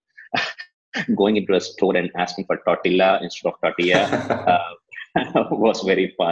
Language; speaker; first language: English; non-native, local second language; Telugu